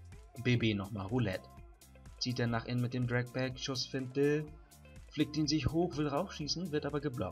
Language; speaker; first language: German; native; German